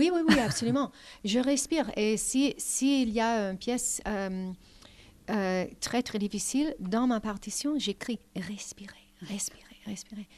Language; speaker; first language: French; non-native, learner; English